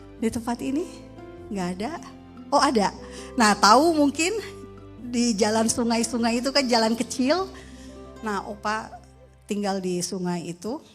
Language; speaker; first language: Indonesian; native; Indonesian